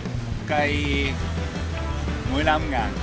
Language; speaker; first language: Vietnamese; non-native, learner; Japanese